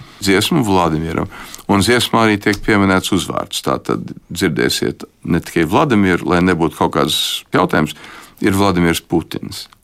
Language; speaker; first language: Latvian; early bilingual, heritage; Latvian